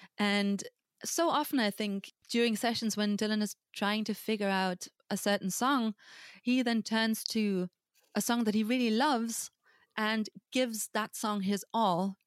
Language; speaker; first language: English; non-native, fluent; German